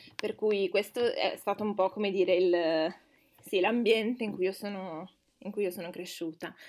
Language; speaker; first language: Italian; native; Italian